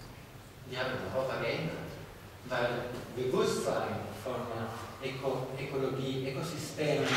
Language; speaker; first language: German; non-native, fluent; Italian